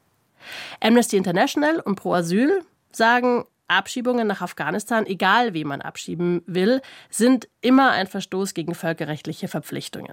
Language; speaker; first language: German; native; German